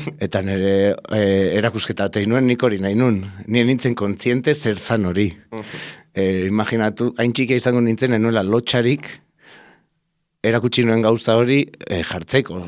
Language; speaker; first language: Basque; non-native, local second language; Spanish